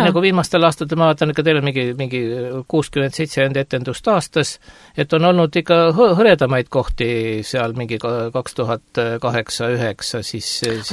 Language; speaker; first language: Estonian; native; Estonian